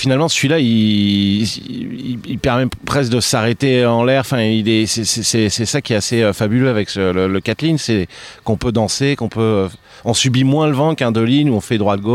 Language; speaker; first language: French; native; French